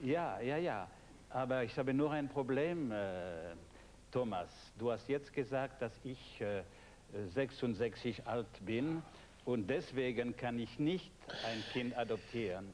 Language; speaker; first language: German; non-native, fluent; French